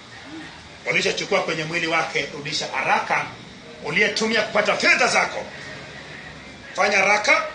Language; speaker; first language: Swahili; non-native, local second language; Luo (Kenya and Tanzania)